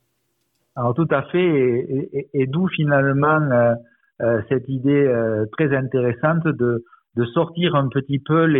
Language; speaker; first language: French; native; French